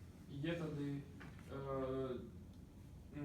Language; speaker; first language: Czech; non-native, learner; Ukrainian